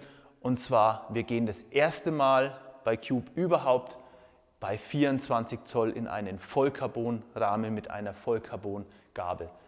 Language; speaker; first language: German; native; German